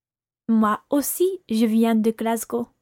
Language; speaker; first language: French; non-native, learner; English